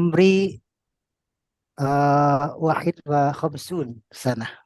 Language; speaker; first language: Arabic; non-native, learner; Indonesian